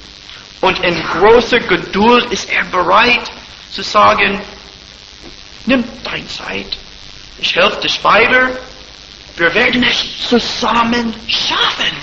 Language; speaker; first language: German; non-native, fluent; English